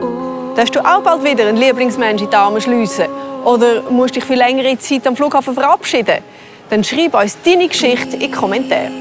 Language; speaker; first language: German; native; German